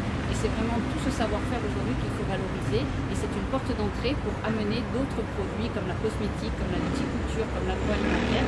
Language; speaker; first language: French; native; French